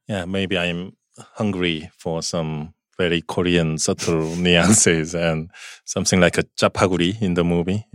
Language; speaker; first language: English; non-native, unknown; Korean